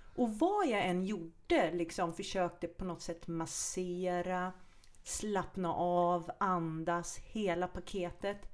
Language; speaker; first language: Swedish; native; Swedish